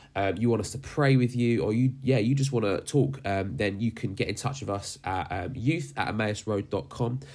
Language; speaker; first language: English; native; English